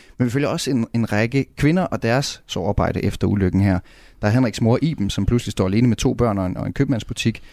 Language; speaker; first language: Danish; native; Danish